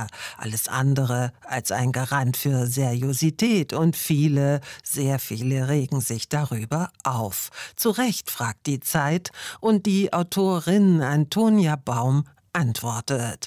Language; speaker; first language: German; native; German